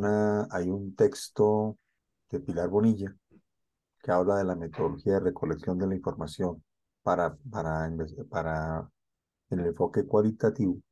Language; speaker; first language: Spanish; native; Spanish